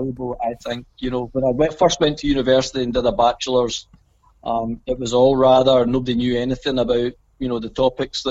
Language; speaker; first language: English; native; English